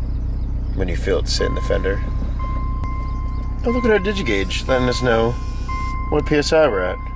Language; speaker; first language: English; native; English